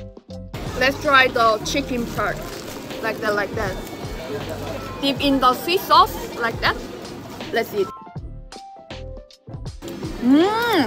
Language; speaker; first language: English; non-native, learner; Korean